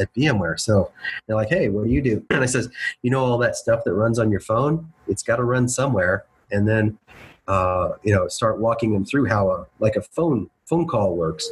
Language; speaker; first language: English; native; English